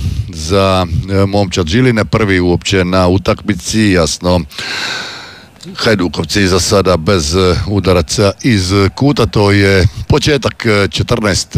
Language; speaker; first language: Serbian; native; Serbian